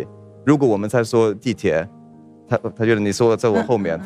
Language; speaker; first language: Chinese; non-native, fluent; Swedish